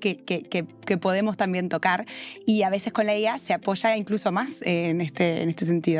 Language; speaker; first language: Spanish; native; Spanish